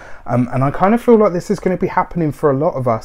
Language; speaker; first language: English; native; English